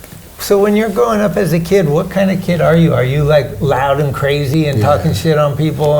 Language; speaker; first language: English; native; English